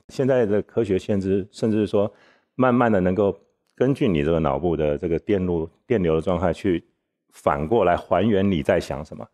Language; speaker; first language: Chinese; native; Chinese